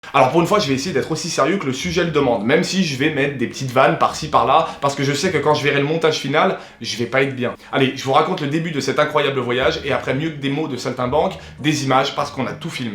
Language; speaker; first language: French; native; French